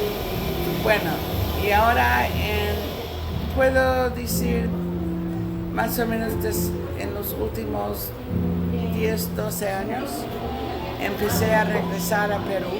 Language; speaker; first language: Spanish; non-native, learner; English